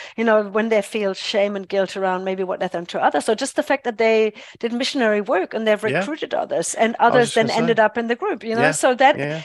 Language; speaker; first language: English; non-native, fluent; German